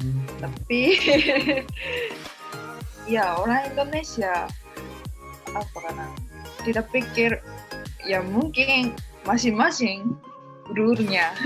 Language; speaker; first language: Indonesian; non-native, learner; Japanese